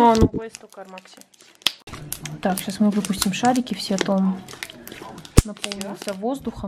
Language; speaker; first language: Russian; native; Russian